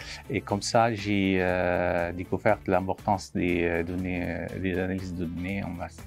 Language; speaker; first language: French; non-native, fluent; Arabic